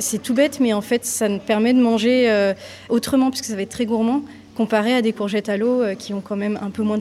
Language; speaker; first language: French; native; French